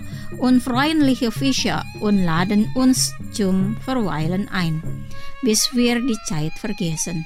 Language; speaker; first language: German; non-native, fluent; Indonesian